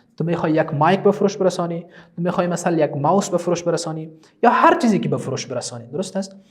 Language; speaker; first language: Persian; native; Persian